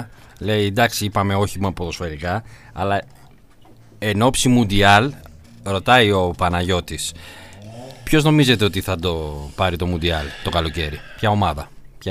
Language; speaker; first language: Greek; native; Greek